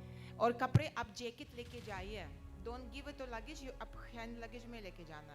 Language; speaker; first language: Hindi; non-native, fluent; Russian